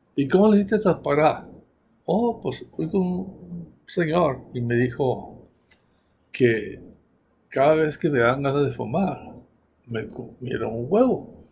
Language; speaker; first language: Spanish; early bilingual, heritage; Spanish